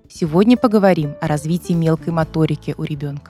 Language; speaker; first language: Russian; native; Russian